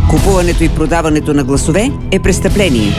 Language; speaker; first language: Bulgarian; native; Bulgarian